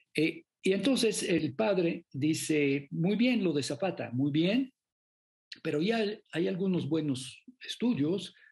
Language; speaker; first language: Spanish; non-native, fluent; French